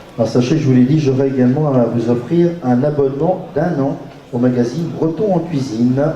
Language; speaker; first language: French; native; French